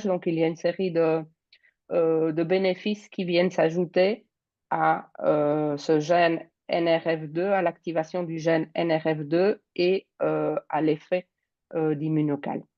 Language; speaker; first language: French; native; French